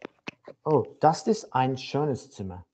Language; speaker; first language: German; non-native, learner; Azerbaijani